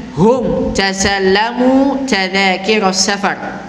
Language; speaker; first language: Arabic; non-native, fluent; Indonesian